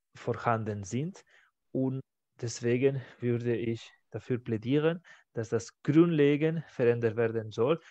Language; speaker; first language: German; non-native, fluent; Spanish